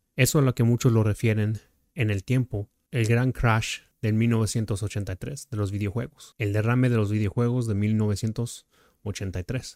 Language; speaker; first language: Spanish; early bilingual, heritage; Spanish